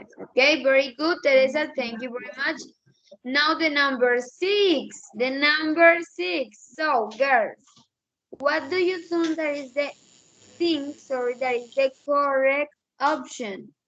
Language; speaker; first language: English; non-native, learner; Spanish